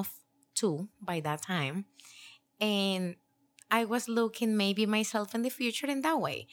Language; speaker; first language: English; non-native, learner; Spanish